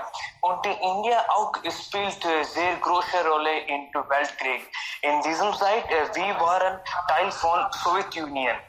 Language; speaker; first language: German; non-native, learner; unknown